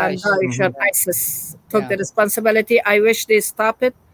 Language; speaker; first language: English; non-native, learner; Persian